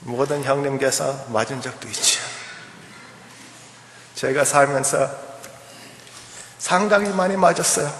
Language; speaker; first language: Korean; early bilingual, heritage; English